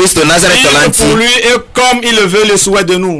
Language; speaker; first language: French; non-native, local second language; Ewe